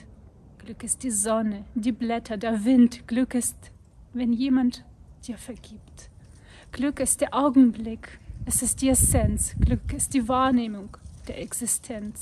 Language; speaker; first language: German; non-native, fluent; Russian